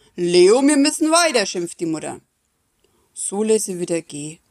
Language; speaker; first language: German; native; German